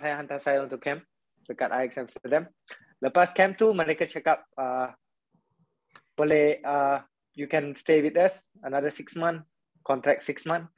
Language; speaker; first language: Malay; non-native, local second language; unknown